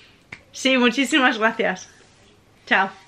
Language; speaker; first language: Spanish; early bilingual, heritage; English